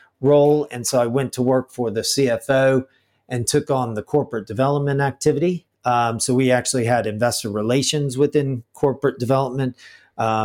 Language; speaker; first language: English; native; English